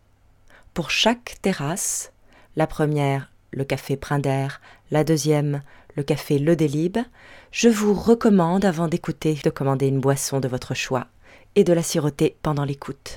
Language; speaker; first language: French; native; French